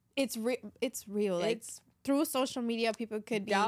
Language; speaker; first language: English; native; English